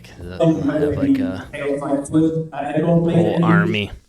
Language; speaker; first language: English; native; English